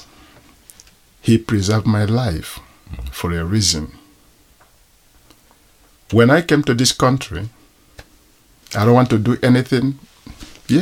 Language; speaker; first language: English; non-native, local second language; Igbo